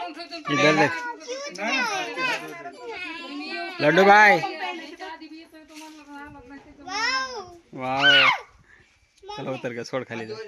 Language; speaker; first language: Hindi; non-native, local second language; Marathi